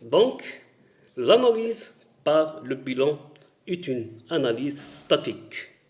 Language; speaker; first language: French; non-native, local second language; Arabic